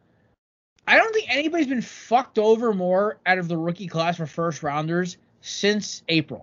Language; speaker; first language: English; native; English